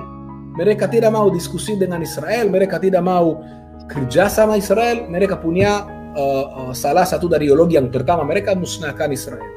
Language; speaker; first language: Indonesian; non-native, fluent; Hebrew